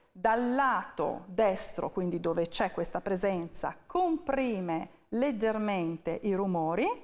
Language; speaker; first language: Italian; native; Italian